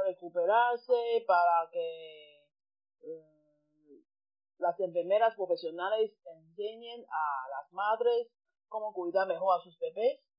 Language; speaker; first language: Spanish; non-native, fluent; Chinese